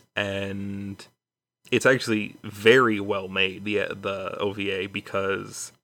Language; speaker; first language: English; native; English